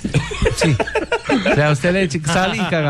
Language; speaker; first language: Spanish; native; Spanish